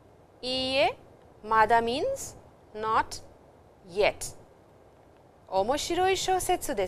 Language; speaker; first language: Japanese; non-native, fluent; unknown